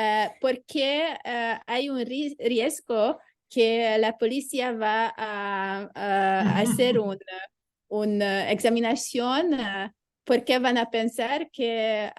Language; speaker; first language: Spanish; non-native, fluent; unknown